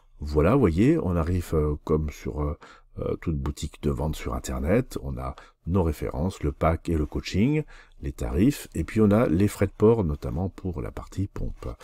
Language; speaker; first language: French; native; French